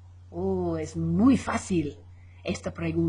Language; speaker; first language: Spanish; non-native, fluent; English